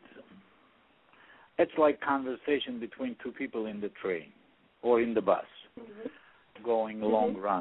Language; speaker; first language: English; non-native, fluent; Russian